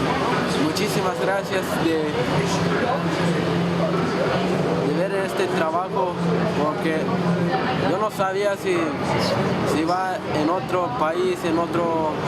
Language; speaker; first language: Spanish; non-native, local second language; Tzotzil